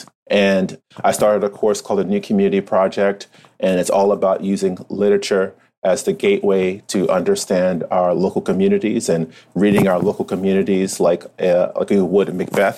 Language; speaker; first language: English; native; English